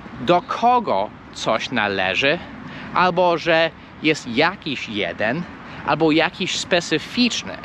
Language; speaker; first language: Polish; non-native, fluent; English